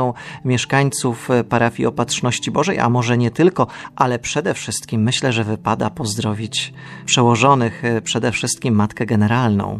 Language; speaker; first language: Polish; native; Polish